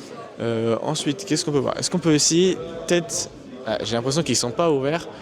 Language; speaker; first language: French; native; French